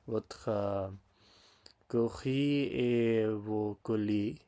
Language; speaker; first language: French; non-native, learner; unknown